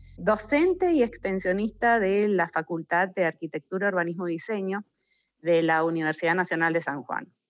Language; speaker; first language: Spanish; native; Spanish